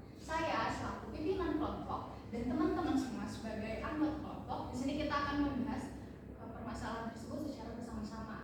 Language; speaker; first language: Indonesian; native; Indonesian